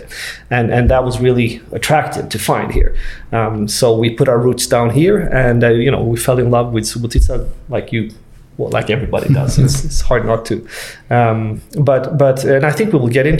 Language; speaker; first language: English; non-native, fluent; Swedish